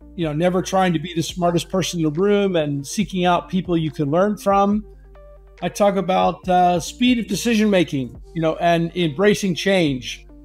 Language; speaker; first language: English; native; English